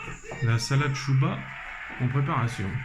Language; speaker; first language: French; native; French